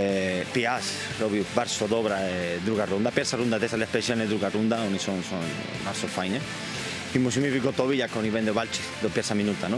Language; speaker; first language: Polish; non-native, learner; Spanish